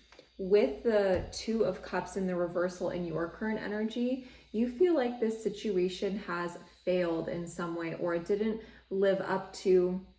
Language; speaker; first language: English; native; English